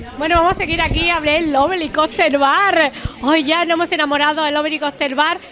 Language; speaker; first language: Spanish; native; Spanish